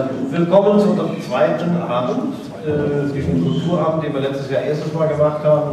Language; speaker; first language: German; native; German